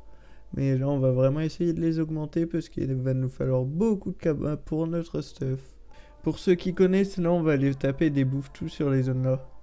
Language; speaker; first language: French; native; French